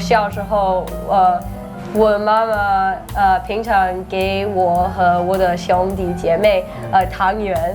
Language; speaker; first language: Chinese; early bilingual, heritage; English